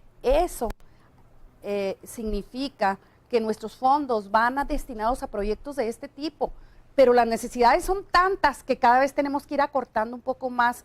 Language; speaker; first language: Spanish; native; Spanish